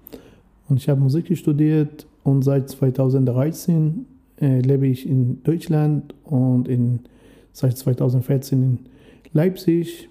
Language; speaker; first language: German; non-native, learner; Persian